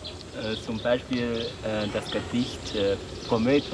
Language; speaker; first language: German; non-native, learner; Chinese